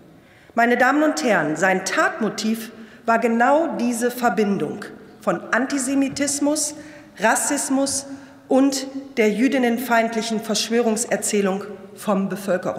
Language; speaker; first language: German; early bilingual, other home language; Turkish